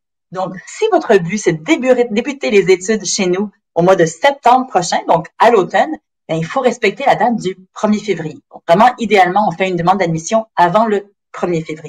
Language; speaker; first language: French; native; French